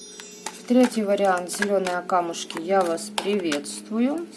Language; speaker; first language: Russian; native; Russian